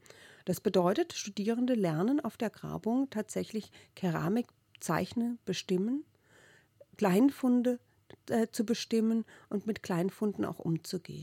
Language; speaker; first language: German; native; German